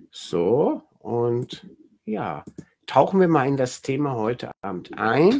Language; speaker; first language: German; native; German